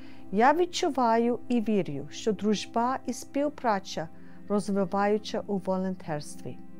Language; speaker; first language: Ukrainian; early bilingual, heritage; Ukrainian